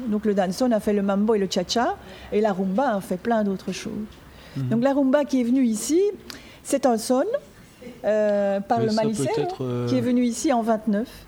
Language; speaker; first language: French; native; French